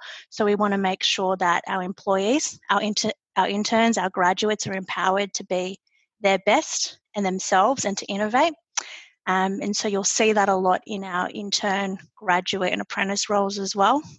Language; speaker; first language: English; native; English